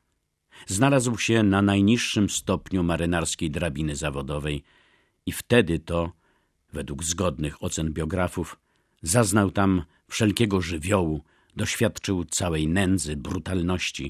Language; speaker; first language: Polish; native; Polish